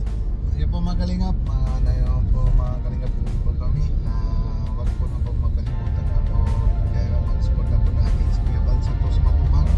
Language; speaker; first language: Filipino; non-native, learner; Hindi